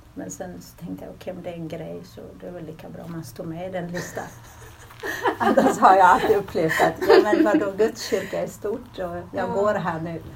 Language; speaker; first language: Swedish; early bilingual, other home language; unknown